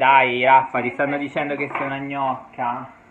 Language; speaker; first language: Italian; native; Italian